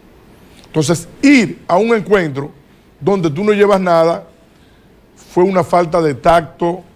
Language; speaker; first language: Spanish; native; Spanish